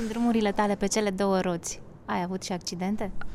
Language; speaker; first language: Romanian; native; Romanian